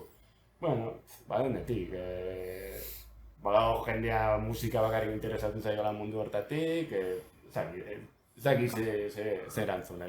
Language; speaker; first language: Basque; native; Basque